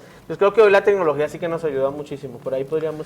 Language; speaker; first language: Spanish; native; Spanish